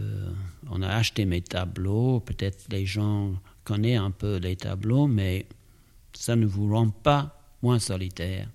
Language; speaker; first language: French; non-native, fluent; English